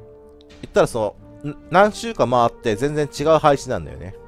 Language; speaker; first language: Japanese; native; Japanese